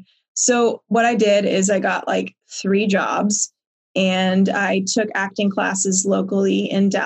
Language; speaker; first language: English; native; English